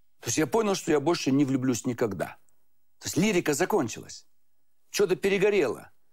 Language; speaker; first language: Russian; native; Russian